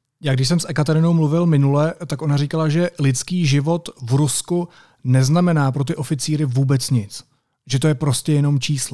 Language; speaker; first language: Czech; native; Czech